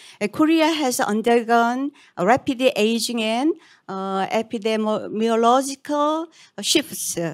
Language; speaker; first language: English; non-native, fluent; Korean